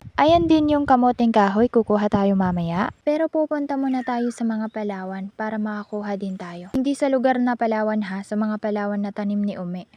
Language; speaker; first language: Filipino; non-native, local second language; Maranao